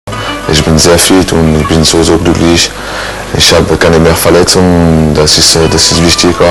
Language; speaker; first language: German; non-native, learner; French